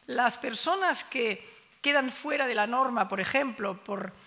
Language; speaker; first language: Spanish; non-native, local second language; Catalan